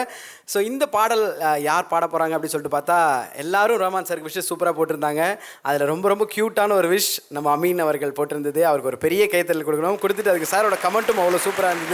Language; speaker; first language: Tamil; native; Tamil